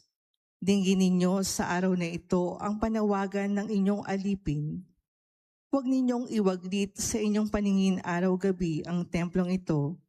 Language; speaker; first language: Filipino; native; Filipino